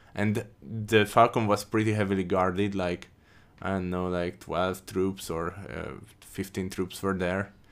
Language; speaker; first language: English; non-native, fluent; Hungarian